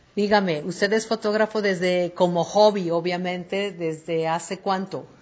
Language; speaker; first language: Spanish; native; Spanish